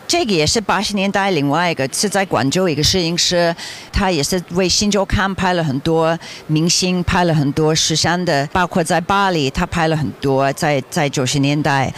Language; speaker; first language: Chinese; non-native, fluent; English